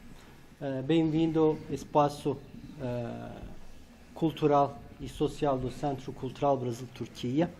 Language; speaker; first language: Portuguese; non-native, fluent; Turkish